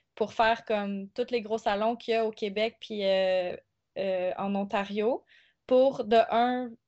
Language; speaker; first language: French; native; French